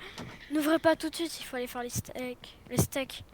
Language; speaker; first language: French; native; French